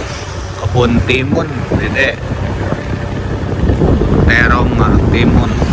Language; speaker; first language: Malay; non-native, local second language; Javanese